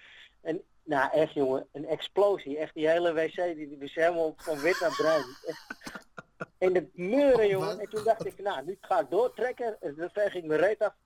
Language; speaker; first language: Dutch; native; Dutch